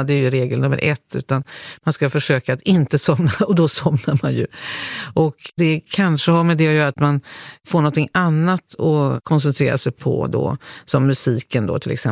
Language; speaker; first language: Swedish; native; Swedish